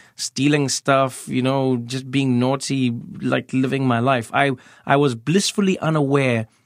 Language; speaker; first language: English; native; English